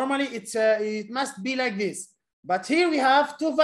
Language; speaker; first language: English; non-native, fluent; Arabic